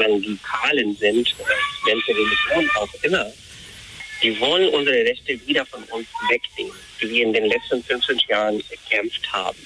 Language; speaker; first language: German; non-native, fluent; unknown